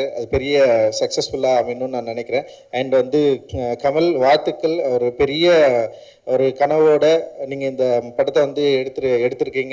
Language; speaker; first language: Tamil; native; Tamil